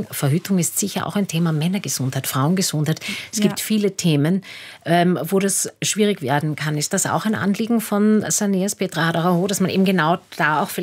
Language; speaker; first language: German; native; German